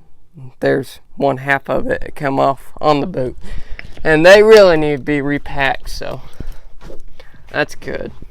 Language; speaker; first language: English; native; English